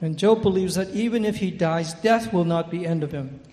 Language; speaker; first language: English; native; English